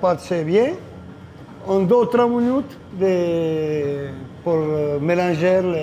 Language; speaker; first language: French; non-native, learner; Italian